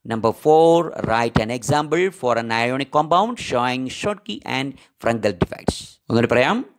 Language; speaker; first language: English; non-native, local second language; Malayalam